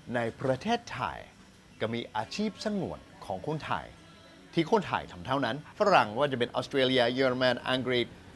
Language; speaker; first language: Thai; non-native, fluent; English